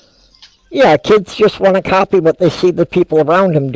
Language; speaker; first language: English; native; English